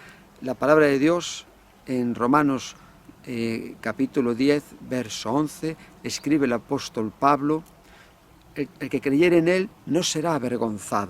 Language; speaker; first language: Spanish; native; Spanish